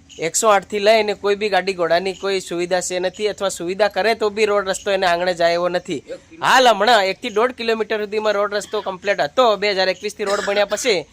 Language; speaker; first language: Gujarati; non-native, local second language; Bhili